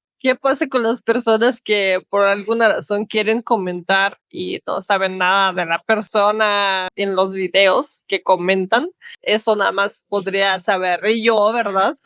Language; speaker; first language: Spanish; non-native, fluent; Russian